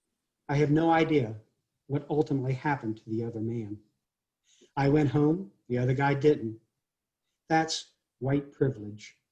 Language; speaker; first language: English; native; English